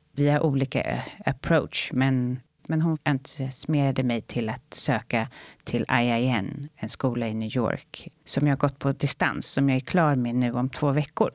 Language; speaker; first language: Swedish; native; Swedish